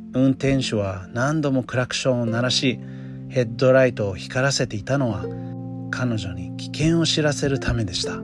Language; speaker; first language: Japanese; non-native, fluent; English